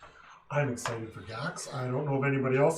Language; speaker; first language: English; native; English